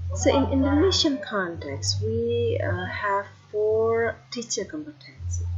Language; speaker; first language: English; non-native, fluent; Indonesian